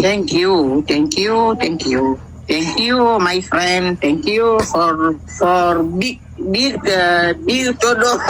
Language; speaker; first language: English; non-native, learner; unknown